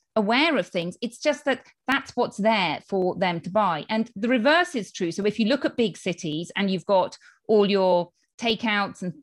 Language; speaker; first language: English; native; English